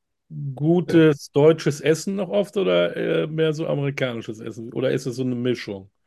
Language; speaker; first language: German; native; German